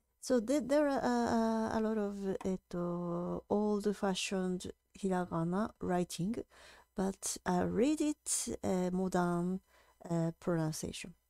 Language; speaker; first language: English; non-native, fluent; Japanese